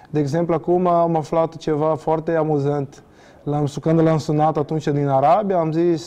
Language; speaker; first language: Romanian; non-native, fluent; Portuguese